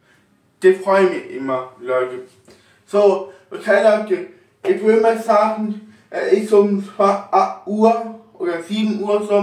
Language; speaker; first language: German; non-native, local second language; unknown